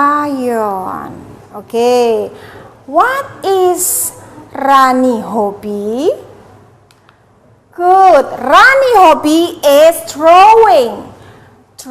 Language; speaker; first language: English; non-native, learner; Indonesian